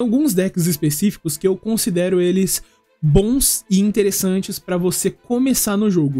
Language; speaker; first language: Portuguese; native; Portuguese